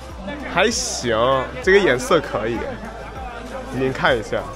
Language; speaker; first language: Chinese; non-native, fluent; Indonesian